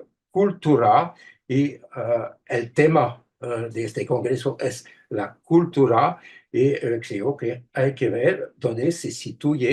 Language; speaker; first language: Spanish; non-native, fluent; French